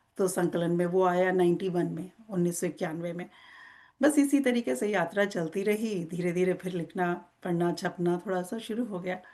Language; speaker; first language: Hindi; native; Hindi